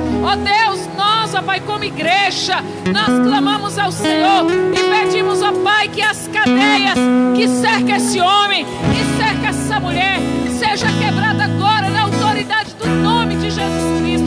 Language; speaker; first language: Portuguese; native; Portuguese